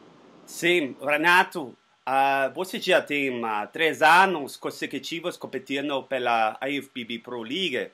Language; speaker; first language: Portuguese; non-native, learner; Spanish